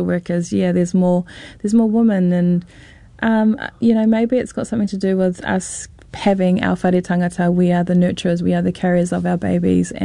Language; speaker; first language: English; non-native, local second language; Māori